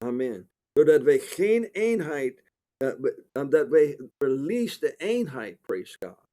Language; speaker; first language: Dutch; non-native, fluent; English